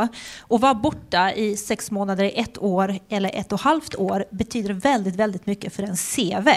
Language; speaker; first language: Swedish; non-native, fluent; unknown